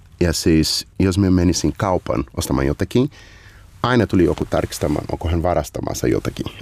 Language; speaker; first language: Finnish; non-native, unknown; Portuguese